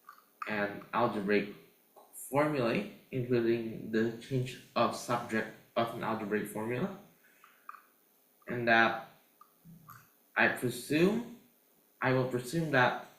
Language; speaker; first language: English; non-native, fluent; Indonesian